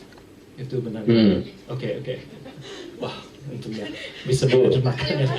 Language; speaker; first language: Indonesian; early bilingual, heritage; English